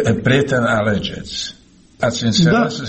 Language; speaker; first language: Romanian; non-native, fluent; Slovak